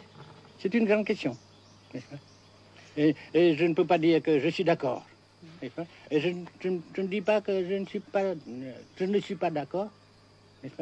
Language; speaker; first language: French; non-native, fluent; Vietnamese